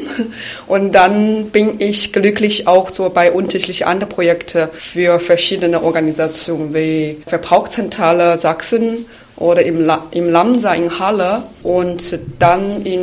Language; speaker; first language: German; non-native, fluent; Chinese